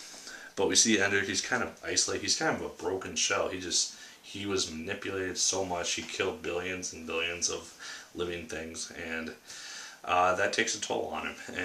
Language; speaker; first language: English; native; English